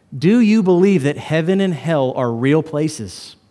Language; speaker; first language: English; native; English